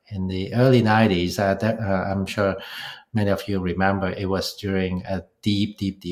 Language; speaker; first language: English; non-native, local second language; Cantonese